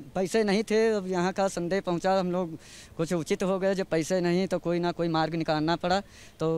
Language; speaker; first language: Hindi; native; Hindi